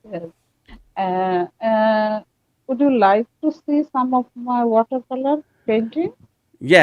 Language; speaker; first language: English; non-native, learner; Bangla